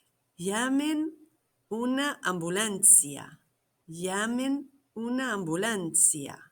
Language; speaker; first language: Spanish; non-native, fluent; English